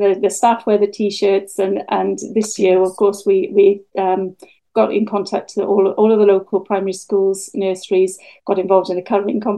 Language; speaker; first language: English; native; English